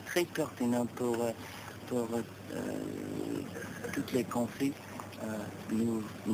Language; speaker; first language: French; non-native, learner; English